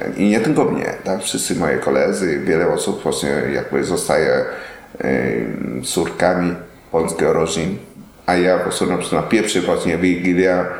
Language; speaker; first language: Polish; non-native, learner; Vietnamese